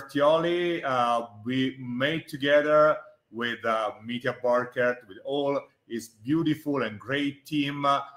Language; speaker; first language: English; non-native, fluent; Italian